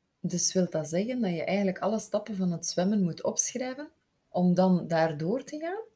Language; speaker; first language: Dutch; native; Dutch